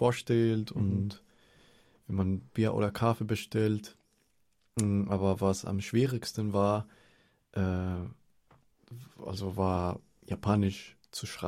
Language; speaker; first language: German; non-native, fluent; Spanish